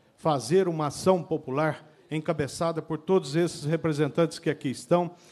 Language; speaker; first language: Portuguese; native; Portuguese